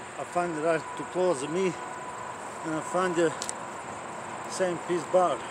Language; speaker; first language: English; non-native, learner; Croatian